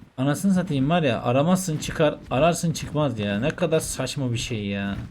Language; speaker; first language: Turkish; native; Turkish